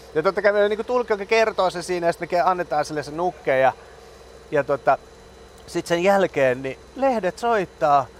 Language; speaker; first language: Finnish; early bilingual, other home language; Persian